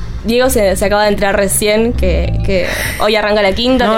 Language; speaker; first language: Spanish; native; Spanish